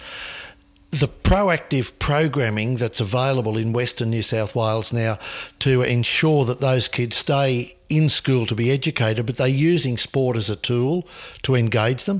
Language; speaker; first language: English; native; English